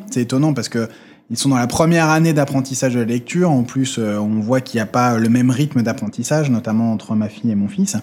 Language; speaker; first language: French; native; French